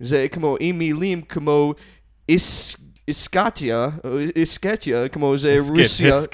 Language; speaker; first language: Hebrew; non-native, fluent; English